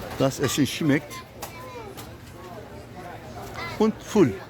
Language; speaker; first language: German; non-native, fluent; Turkish